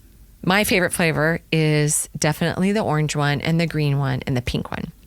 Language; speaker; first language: English; native; English